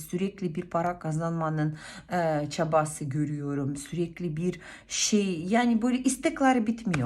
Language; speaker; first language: Turkish; non-native, fluent; Russian